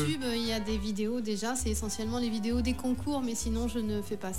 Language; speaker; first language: French; native; French